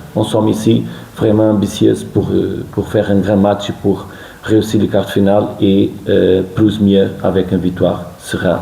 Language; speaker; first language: French; non-native, fluent; Portuguese